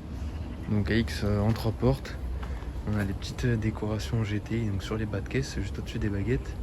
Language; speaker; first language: French; native; French